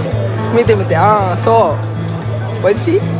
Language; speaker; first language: Japanese; non-native, learner; Tamil